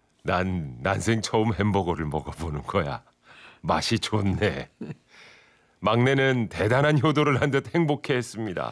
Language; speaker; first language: Korean; native; Korean